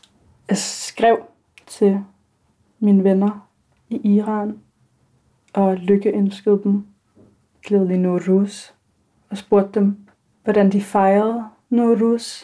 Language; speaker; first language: Danish; early bilingual, other home language; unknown